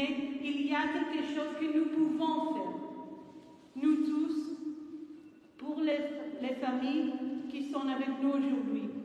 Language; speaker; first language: French; non-native, fluent; Hebrew